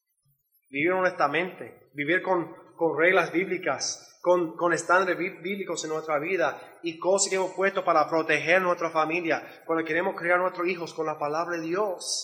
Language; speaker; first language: Spanish; non-native, learner; English